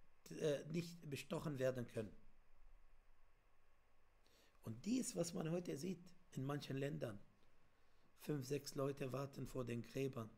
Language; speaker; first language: German; non-native, fluent; Arabic